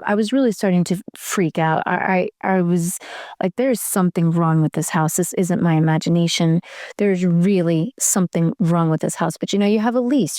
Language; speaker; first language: English; native; English